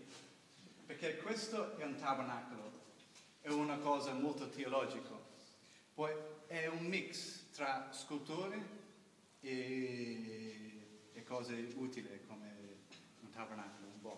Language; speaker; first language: Italian; non-native, learner; English